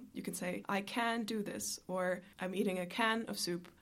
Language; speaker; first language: English; non-native, fluent; German